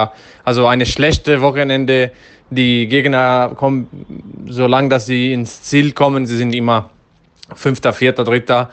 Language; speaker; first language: German; non-native, fluent; Dutch